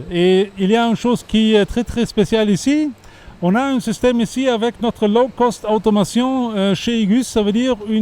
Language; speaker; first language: French; non-native, fluent; German